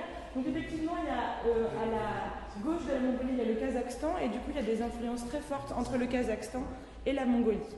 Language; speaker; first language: French; native; French